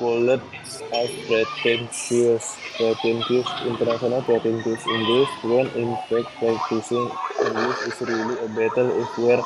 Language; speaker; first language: English; non-native, learner; Indonesian